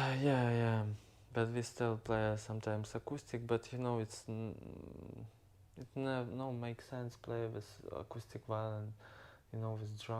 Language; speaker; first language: English; non-native, learner; Ukrainian